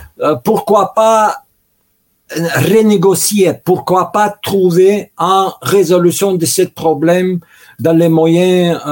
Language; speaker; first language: French; non-native, learner; Russian